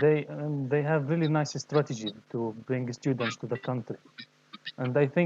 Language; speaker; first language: English; non-native, learner; Arabic